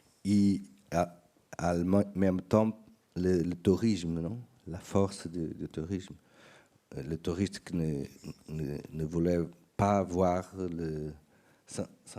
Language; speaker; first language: French; non-native, learner; Portuguese